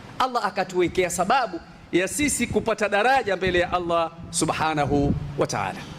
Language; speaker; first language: Swahili; native; Swahili